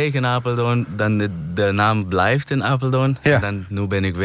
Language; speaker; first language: Dutch; non-native, fluent; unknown